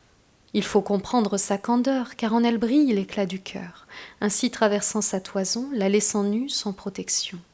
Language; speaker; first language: French; native; French